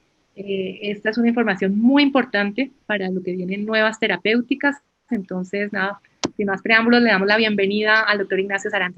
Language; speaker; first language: Spanish; native; Spanish